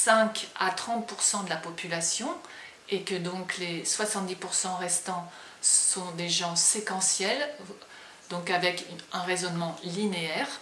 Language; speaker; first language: French; native; French